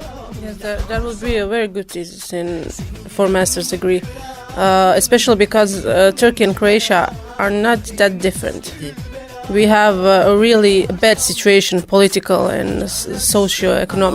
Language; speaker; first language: English; non-native, fluent; Croatian